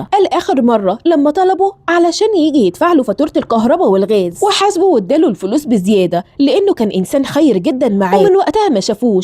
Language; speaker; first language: Arabic; native; Arabic